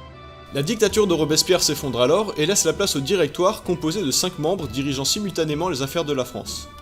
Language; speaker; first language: French; native; French